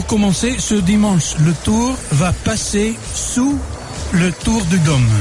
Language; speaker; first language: French; non-native, fluent; Dutch